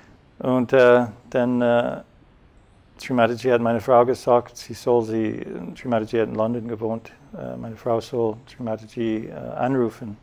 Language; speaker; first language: German; non-native, fluent; English